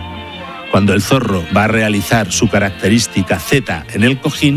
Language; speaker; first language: Spanish; native; Spanish